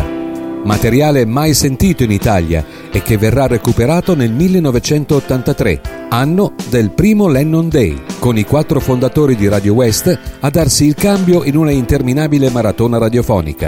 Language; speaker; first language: Italian; native; Italian